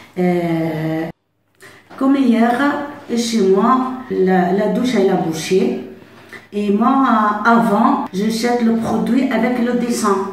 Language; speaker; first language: French; non-native, learner; Arabic